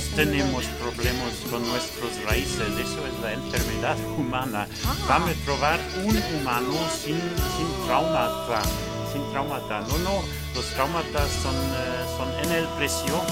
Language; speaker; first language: Spanish; non-native, learner; French